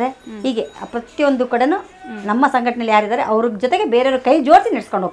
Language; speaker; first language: Kannada; native; Kannada